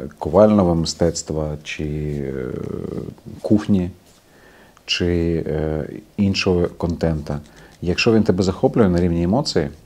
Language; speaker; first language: Ukrainian; non-native, local second language; Crimean Tatar